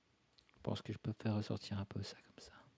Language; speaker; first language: French; native; French